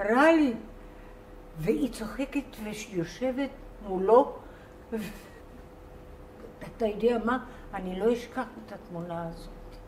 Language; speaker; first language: Hebrew; non-native, fluent; Bulgarian